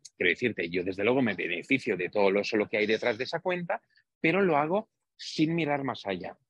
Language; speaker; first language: Spanish; non-native, fluent; Hungarian